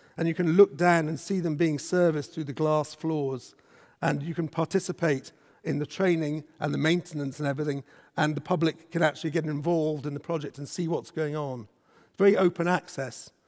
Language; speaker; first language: English; native; English